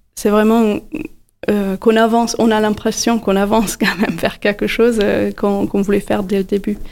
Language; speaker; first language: French; non-native, fluent; Hungarian